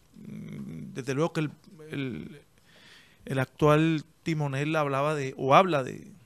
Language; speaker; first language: Spanish; native; Spanish